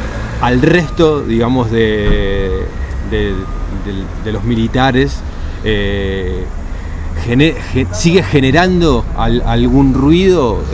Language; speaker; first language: Spanish; native; Spanish